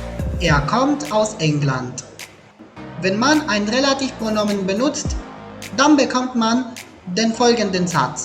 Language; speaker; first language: German; non-native, fluent; Spanish